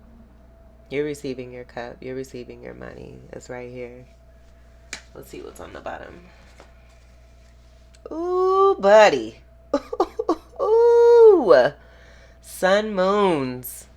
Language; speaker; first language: English; native; English